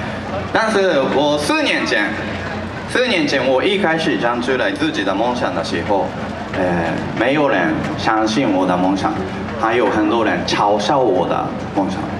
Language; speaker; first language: Chinese; non-native, fluent; Japanese